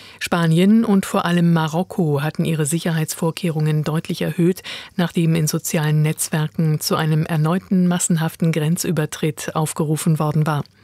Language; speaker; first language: German; native; German